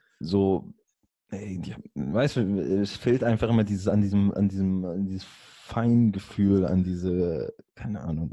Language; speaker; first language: German; early bilingual, other home language; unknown